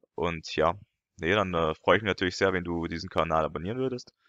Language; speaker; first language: German; non-native, fluent; French